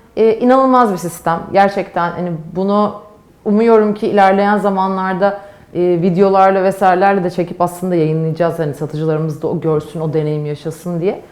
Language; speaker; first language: Turkish; native; Turkish